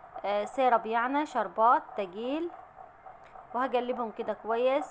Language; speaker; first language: Arabic; native; Arabic